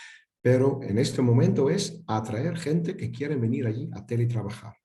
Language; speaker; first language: Spanish; non-native, fluent; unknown